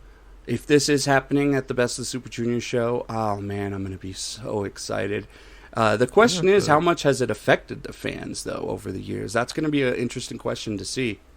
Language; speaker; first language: English; native; English